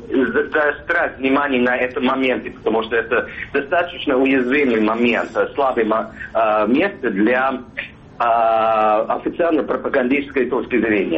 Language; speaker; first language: Russian; non-native, fluent; English